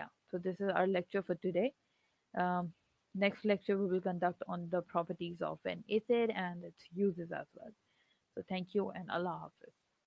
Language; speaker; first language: English; non-native, local second language; Urdu